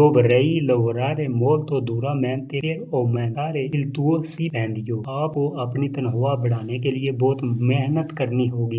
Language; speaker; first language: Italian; non-native, fluent; Punjabi